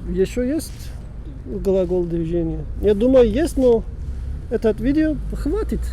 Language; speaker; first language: Russian; non-native, learner; Turkish